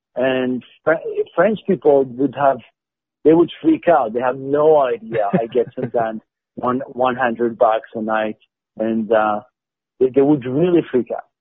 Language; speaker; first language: English; non-native, fluent; Arabic